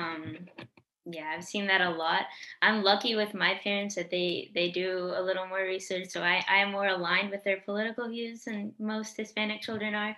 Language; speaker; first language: English; early bilingual, other home language; Spanish